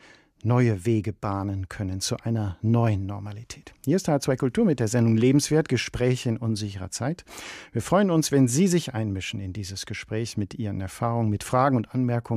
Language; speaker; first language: German; native; German